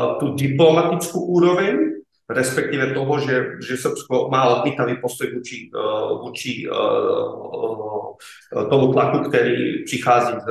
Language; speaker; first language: Czech; non-native, fluent; Serbian